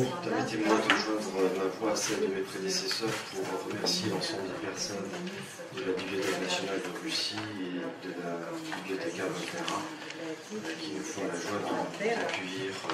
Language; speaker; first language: French; native; French